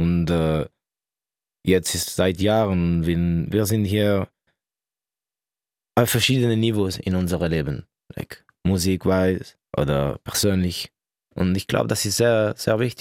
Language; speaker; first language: German; non-native, local second language; French